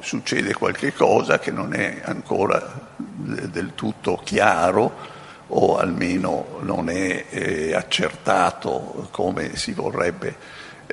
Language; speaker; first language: Italian; native; Italian